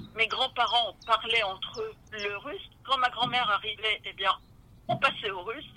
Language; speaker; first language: French; early bilingual, other home language; Russian